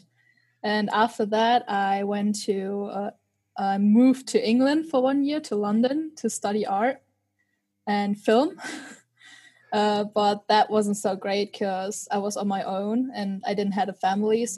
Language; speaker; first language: English; non-native, fluent; German